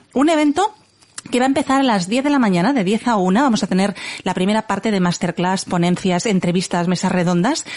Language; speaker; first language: Spanish; native; Spanish